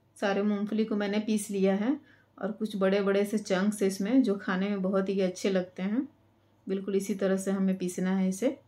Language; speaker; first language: Hindi; native; Hindi